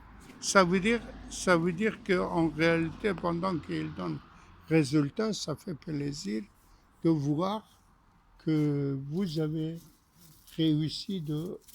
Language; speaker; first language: French; non-native, fluent; Persian